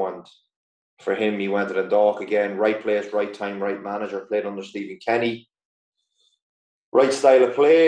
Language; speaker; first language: English; native; English